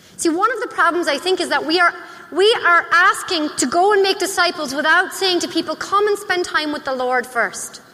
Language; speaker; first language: English; native; English